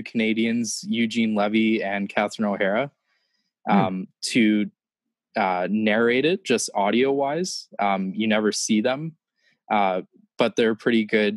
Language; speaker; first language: English; native; English